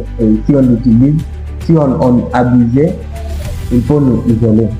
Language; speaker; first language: French; non-native, learner; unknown